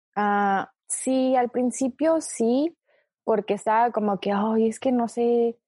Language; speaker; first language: Spanish; early bilingual, other home language; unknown